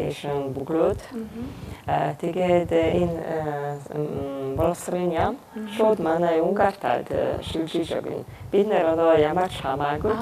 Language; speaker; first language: Mongolian; non-native, fluent; Hungarian